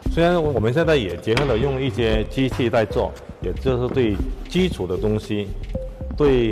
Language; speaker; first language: Chinese; native; Chinese